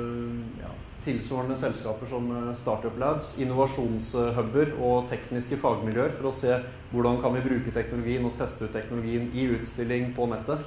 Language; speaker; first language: Norwegian; native; Norwegian